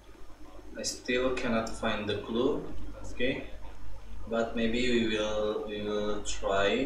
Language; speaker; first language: English; non-native, learner; Indonesian